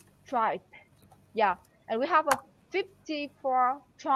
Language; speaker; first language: English; non-native, learner; Vietnamese